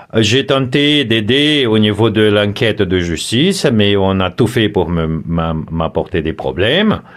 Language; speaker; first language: French; non-native, fluent; Portuguese